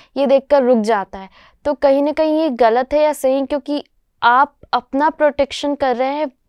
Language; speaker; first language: Hindi; native; Hindi